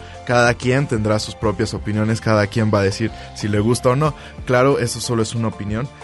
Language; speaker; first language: Spanish; native; Spanish